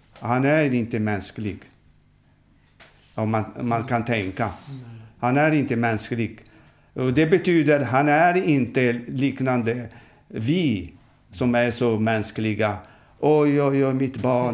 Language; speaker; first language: Swedish; non-native, fluent; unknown